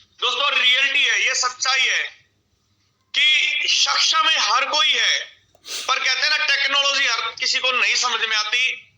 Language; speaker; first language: Hindi; native; Hindi